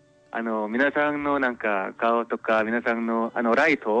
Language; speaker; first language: Japanese; non-native, fluent; Korean